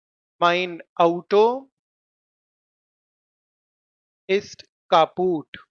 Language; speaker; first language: German; non-native, fluent; Hindi